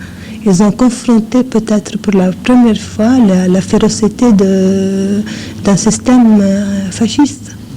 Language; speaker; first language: French; non-native, fluent; English